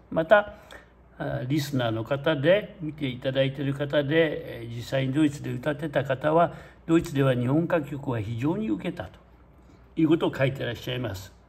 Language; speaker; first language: Japanese; native; Japanese